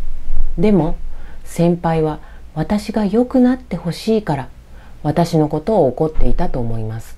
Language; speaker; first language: Japanese; non-native, fluent; Spanish